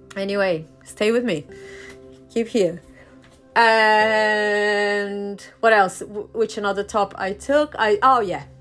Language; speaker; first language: English; non-native, fluent; Portuguese